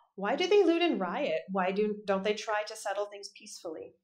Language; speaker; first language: English; native; English